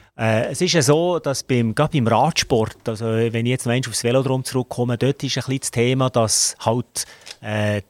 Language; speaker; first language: German; native; German